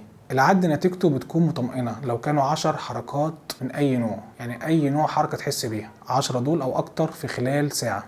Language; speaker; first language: Arabic; native; Arabic